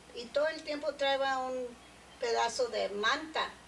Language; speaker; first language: Spanish; early bilingual, other home language; English